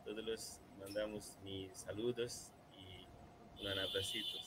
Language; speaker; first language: Spanish; non-native, learner; Bangla